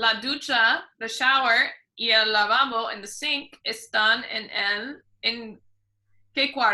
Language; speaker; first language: Spanish; non-native, fluent; English